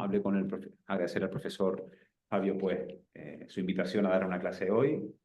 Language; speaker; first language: Spanish; native; Spanish